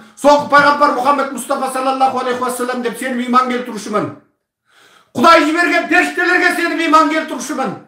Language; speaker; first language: Kazakh; early bilingual, heritage; Kazakh